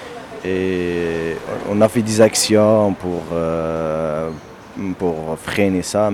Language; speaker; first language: French; non-native, local second language; Berber languages